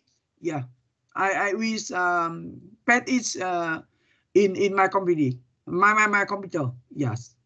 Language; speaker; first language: English; non-native, learner; Vietnamese